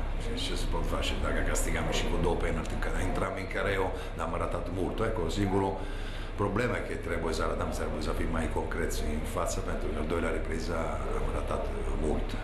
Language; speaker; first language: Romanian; non-native, fluent; Italian